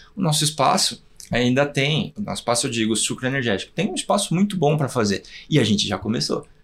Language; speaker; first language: Portuguese; native; Portuguese